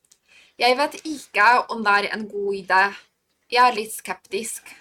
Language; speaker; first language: Norwegian; non-native, fluent; Polish